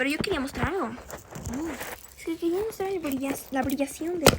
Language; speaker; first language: Spanish; native; Spanish